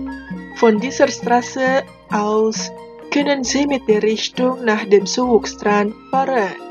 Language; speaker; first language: German; non-native, fluent; Indonesian